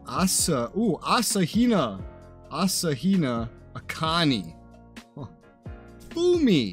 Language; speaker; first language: English; native; English